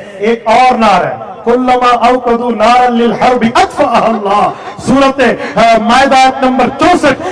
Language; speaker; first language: Urdu; non-native, local second language; Saraiki